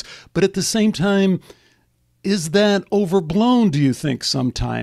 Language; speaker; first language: English; native; English